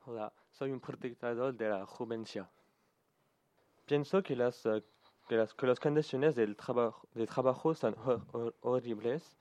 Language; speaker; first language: Spanish; non-native, learner; French